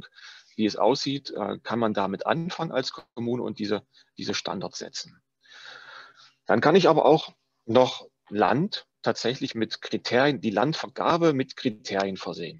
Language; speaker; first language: German; native; German